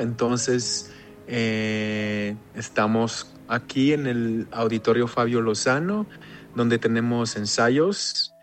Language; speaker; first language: Spanish; non-native, fluent; Hebrew